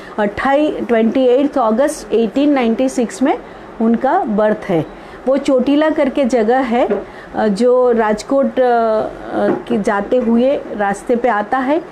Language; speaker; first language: Hindi; non-native, local second language; Gujarati